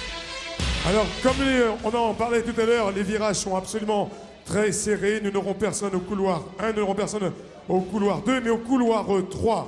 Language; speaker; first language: French; native; French